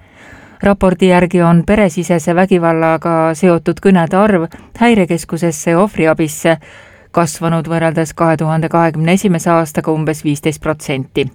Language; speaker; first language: Estonian; native; Estonian